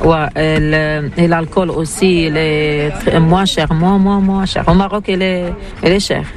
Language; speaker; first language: French; non-native, learner; Arabic